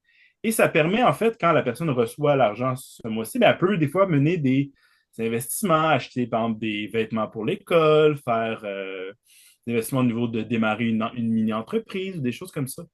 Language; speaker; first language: French; native; French